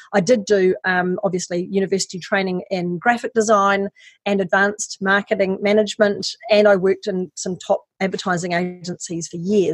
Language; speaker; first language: English; native; English